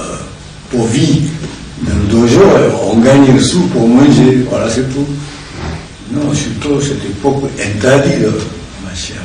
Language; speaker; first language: French; non-native, learner; Japanese